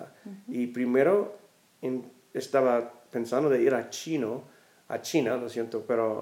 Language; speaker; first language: Spanish; non-native, fluent; English